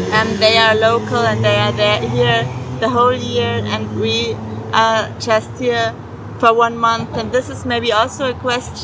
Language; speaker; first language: English; non-native, fluent; German